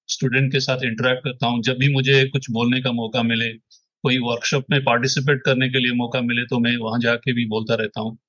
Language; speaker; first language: Hindi; non-native, local second language; Odia